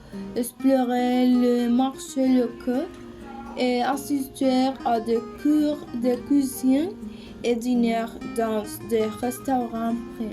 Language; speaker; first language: French; non-native, learner; Spanish